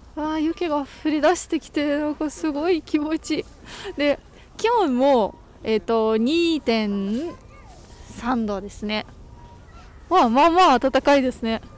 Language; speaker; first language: Japanese; non-native, fluent; Russian